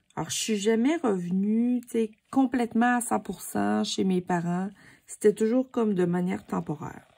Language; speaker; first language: French; native; French